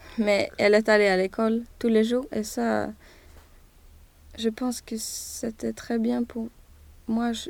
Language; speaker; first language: French; non-native, learner; Swedish